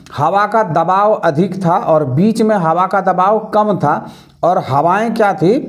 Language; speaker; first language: Hindi; native; Hindi